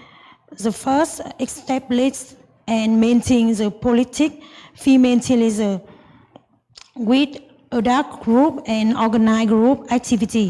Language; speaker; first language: English; non-native, learner; Vietnamese